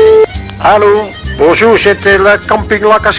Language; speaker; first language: French; non-native, learner; Dutch